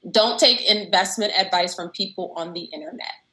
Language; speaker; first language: English; native; English